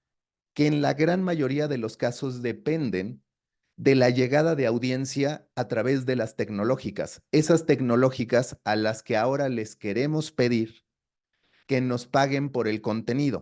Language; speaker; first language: Spanish; native; Spanish